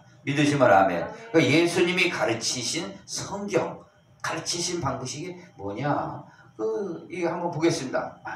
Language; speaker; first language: Korean; native; Korean